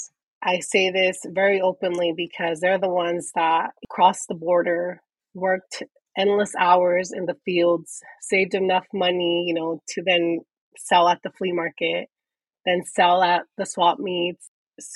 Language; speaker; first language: English; native; English